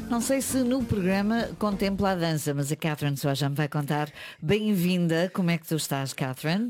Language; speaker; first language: Portuguese; early bilingual, heritage; Portuguese